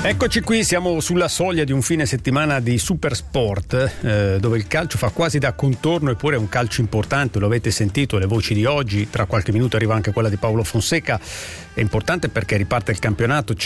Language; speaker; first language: Italian; native; Italian